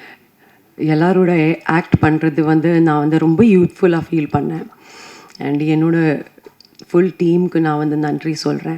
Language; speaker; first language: Tamil; non-native, fluent; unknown